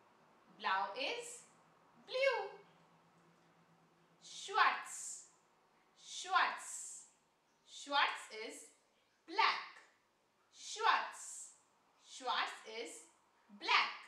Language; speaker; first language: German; non-native, learner; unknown